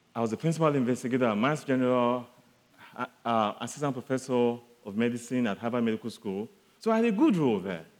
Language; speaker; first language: English; non-native, local second language; Yoruba